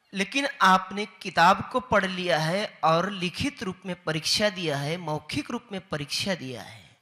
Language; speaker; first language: Hindi; native; Hindi